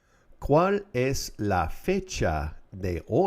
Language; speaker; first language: Spanish; non-native, fluent; English